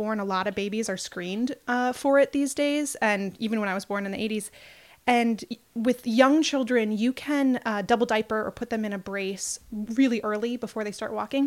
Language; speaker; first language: English; native; English